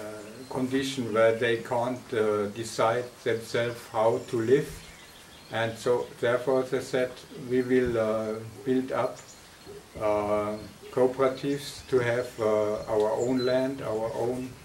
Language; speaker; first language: English; non-native, fluent; German